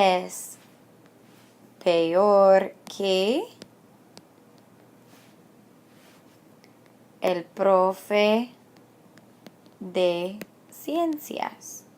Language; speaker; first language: Spanish; non-native, fluent; English